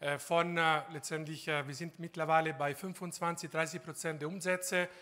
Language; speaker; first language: German; non-native, fluent; Italian